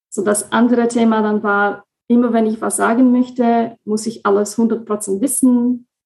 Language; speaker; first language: German; non-native, fluent; Slovak